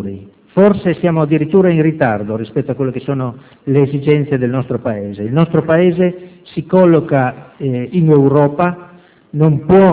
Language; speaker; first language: Italian; native; Italian